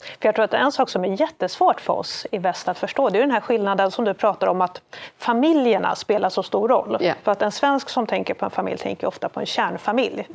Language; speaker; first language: Swedish; native; Swedish